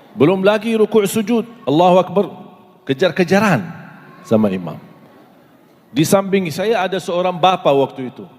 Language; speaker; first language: Indonesian; non-native, fluent; Arabic